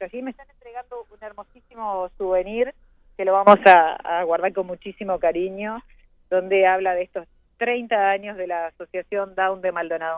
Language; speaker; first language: Spanish; native; Spanish